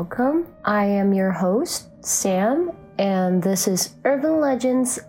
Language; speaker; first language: English; non-native, local second language; Filipino